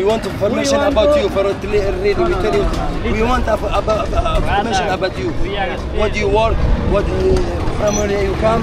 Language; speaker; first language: English; non-native, learner; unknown